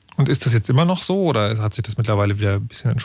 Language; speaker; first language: German; native; German